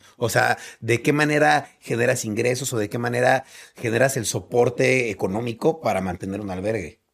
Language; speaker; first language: Spanish; native; Spanish